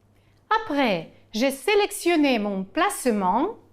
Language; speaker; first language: French; non-native, fluent; Ukrainian